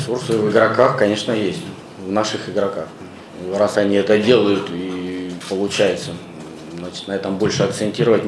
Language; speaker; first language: Russian; native; Russian